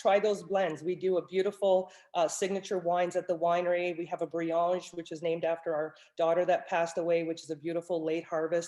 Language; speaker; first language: English; native; English